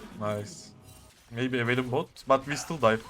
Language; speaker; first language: English; non-native, learner; Turkish